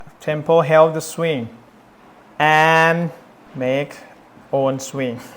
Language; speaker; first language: English; non-native, learner; Thai